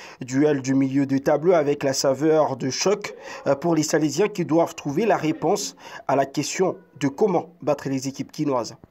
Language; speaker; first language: French; non-native, local second language; Swahili